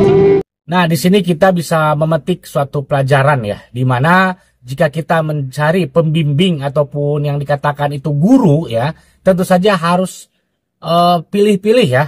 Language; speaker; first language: Indonesian; native; Indonesian